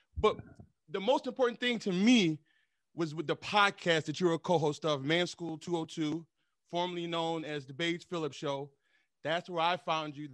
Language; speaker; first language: English; native; English